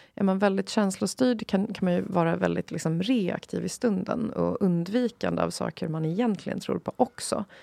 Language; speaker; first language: Swedish; non-native, fluent; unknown